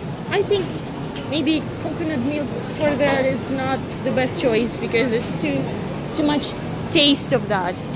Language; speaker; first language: English; non-native, fluent; Russian